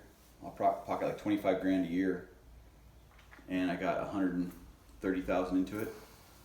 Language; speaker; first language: English; native; English